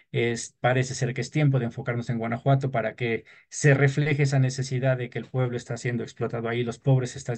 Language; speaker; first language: Spanish; native; Spanish